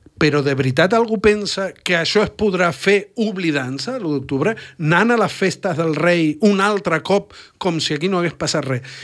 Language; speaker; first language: Catalan; native; Catalan